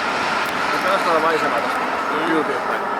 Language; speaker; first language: Finnish; native; Finnish